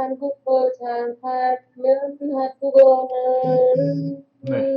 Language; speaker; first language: Korean; non-native, learner; Vietnamese